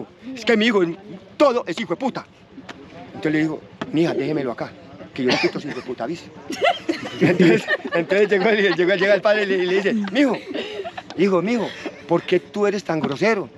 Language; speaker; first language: Spanish; native; Spanish